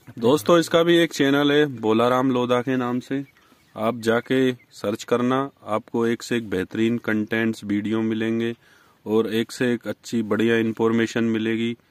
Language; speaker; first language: Hindi; native; Hindi